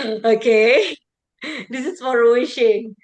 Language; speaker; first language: English; non-native, fluent; Indonesian